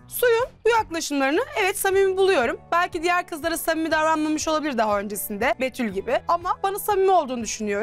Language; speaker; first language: Turkish; native; Turkish